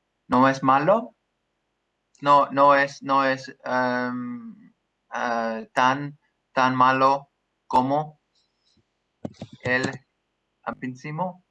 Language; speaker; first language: Spanish; non-native, learner; English